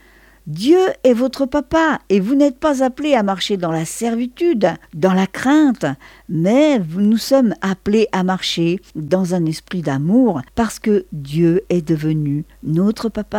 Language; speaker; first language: French; native; French